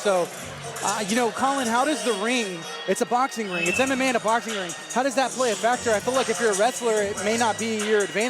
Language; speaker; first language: English; native; English